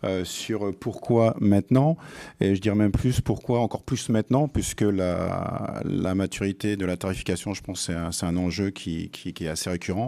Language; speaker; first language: French; native; French